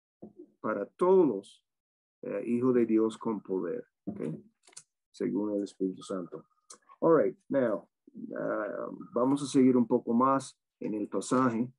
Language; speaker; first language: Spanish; non-native, fluent; English